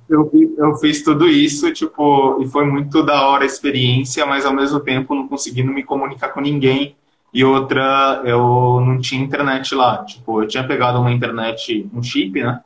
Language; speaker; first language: Portuguese; early bilingual, heritage; Portuguese